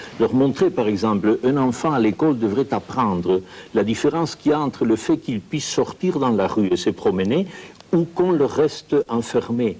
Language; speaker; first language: French; non-native, fluent; Spanish